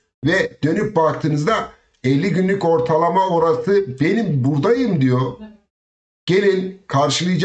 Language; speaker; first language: Turkish; native; Turkish